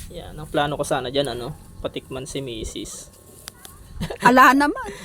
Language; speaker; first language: Filipino; non-native, local second language; Iloko